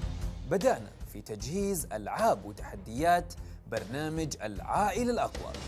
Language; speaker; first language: Arabic; native; Arabic